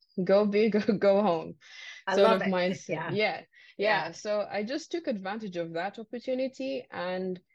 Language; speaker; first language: English; non-native, local second language; Ganda